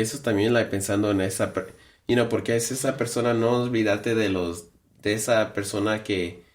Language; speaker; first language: Spanish; early bilingual, heritage; Spanish